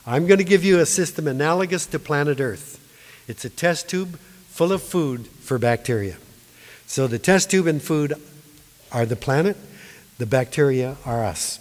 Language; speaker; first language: English; native; English